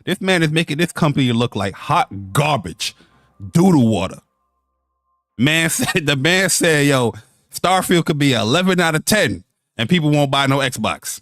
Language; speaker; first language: English; native; English